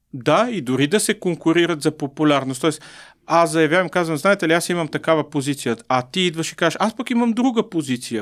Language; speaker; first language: Bulgarian; native; Bulgarian